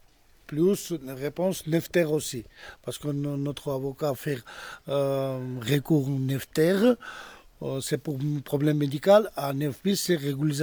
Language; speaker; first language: French; non-native, learner; Georgian